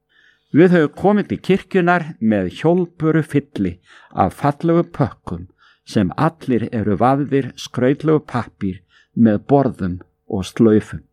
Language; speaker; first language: Icelandic; native; Icelandic